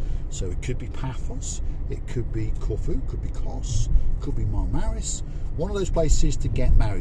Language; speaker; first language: English; native; English